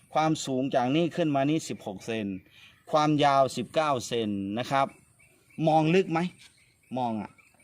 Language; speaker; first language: Thai; native; Thai